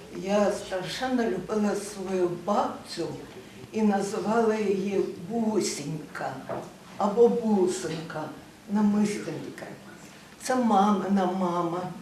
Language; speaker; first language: Ukrainian; non-native, local second language; Russian